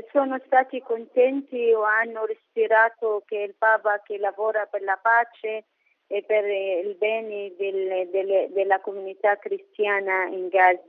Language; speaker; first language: Italian; non-native, learner; Arabic